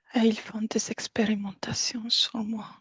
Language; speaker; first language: French; non-native, fluent; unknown